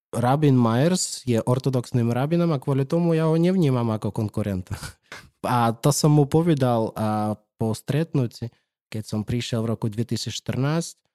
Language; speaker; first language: Slovak; non-native, fluent; Russian